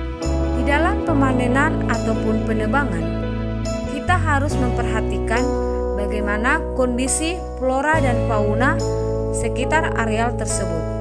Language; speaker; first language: Indonesian; native; Indonesian